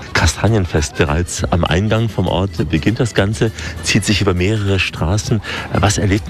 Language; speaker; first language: German; native; German